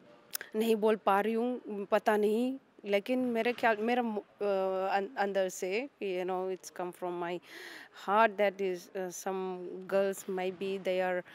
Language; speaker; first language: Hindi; non-native, local second language; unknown